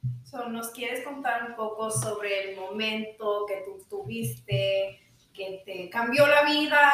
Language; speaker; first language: Spanish; early bilingual, other home language; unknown